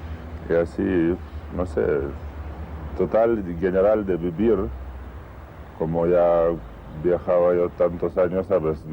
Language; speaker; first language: Spanish; non-native, learner; Lithuanian